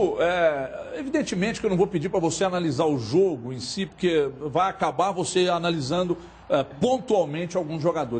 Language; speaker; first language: Portuguese; native; Portuguese